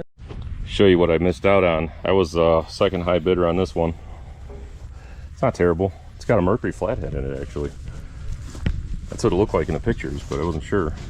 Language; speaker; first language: English; native; English